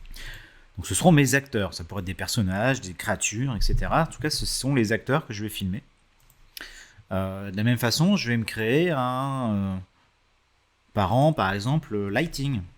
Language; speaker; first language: French; native; French